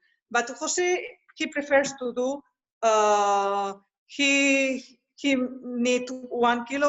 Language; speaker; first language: English; non-native, learner; Spanish